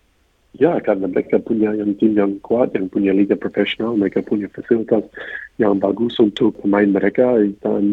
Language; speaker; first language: Indonesian; non-native, fluent; English